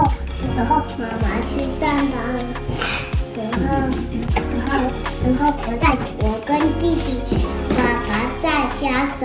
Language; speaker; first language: Chinese; early bilingual, heritage; Chinese